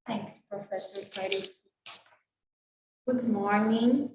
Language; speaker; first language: English; non-native, fluent; Portuguese